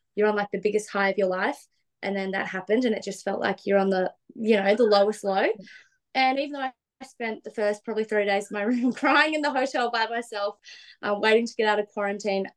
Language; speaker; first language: English; native; English